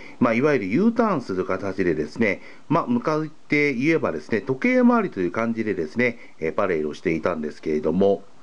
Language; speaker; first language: Japanese; native; Japanese